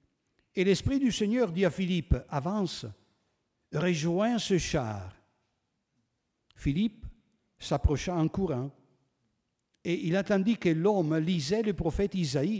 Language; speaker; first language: French; non-native, fluent; Italian